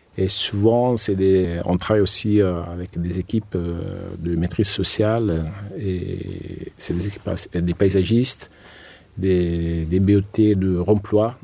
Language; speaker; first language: French; non-native, fluent; Italian